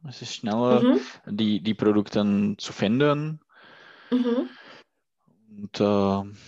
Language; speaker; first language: German; non-native, learner; Czech